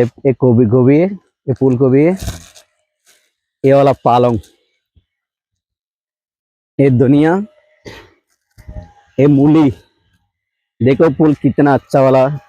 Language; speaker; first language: Hindi; non-native, learner; Bangla